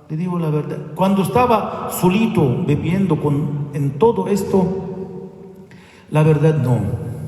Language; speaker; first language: Spanish; non-native, fluent; Arabic